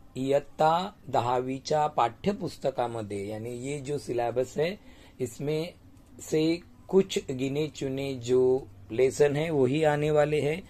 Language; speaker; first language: Hindi; non-native, local second language; Marathi